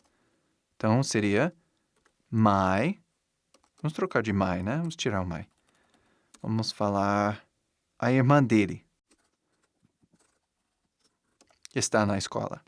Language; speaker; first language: Portuguese; non-native, fluent; English